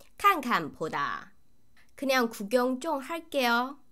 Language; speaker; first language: Korean; non-native, fluent; Chinese